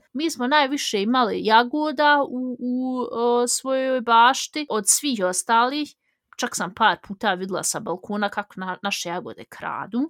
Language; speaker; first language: Bosnian; early bilingual, heritage; Bosnian